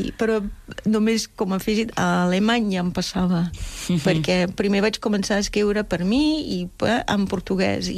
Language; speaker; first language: Catalan; non-native, fluent; German